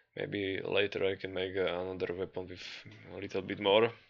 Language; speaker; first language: English; non-native, learner; Slovak